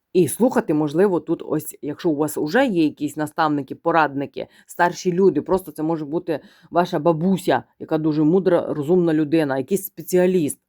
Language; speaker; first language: Ukrainian; non-native, local second language; Russian